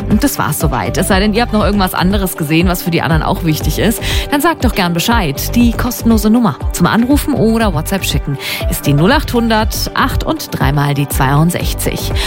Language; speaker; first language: German; native; German